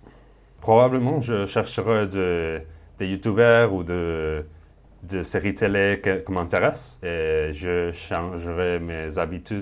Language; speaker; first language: French; non-native, fluent; Spanish